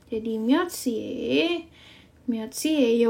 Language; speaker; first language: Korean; non-native, fluent; Indonesian